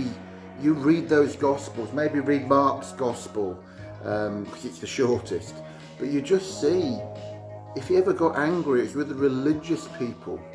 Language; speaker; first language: English; native; English